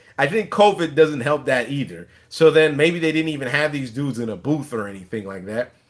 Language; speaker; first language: English; native; English